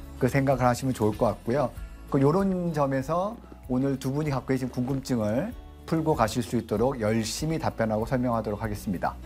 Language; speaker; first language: Korean; native; Korean